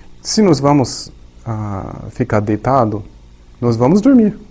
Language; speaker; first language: Portuguese; non-native, learner; German